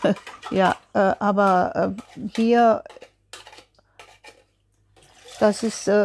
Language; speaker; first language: German; non-native, learner; Tulu